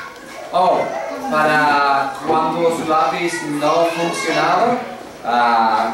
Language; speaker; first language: Spanish; non-native, learner; English